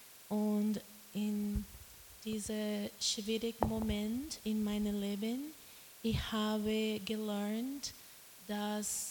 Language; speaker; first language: German; non-native, learner; Portuguese